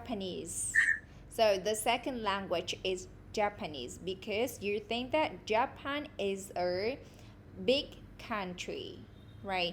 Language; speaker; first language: English; non-native, fluent; Vietnamese